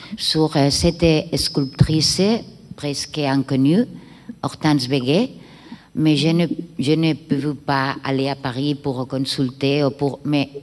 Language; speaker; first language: French; non-native, learner; Catalan